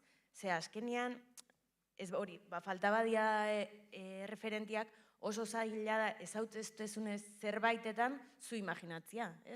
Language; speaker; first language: Basque; native; Basque